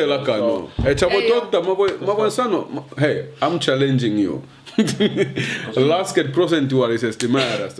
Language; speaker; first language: Finnish; early bilingual, other home language; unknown